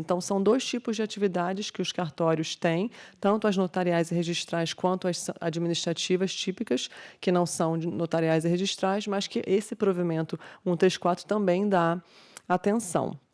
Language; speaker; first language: Portuguese; native; Portuguese